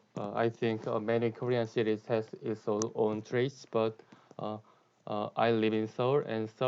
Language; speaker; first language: English; non-native, learner; Korean